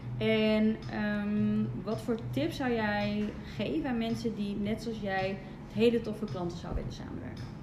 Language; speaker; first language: Dutch; native; Dutch